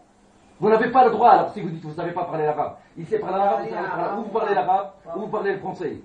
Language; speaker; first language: French; non-native, fluent; Arabic